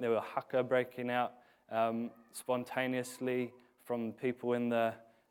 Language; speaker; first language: English; native; English